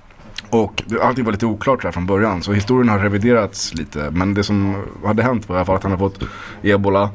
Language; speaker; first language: Swedish; native; Swedish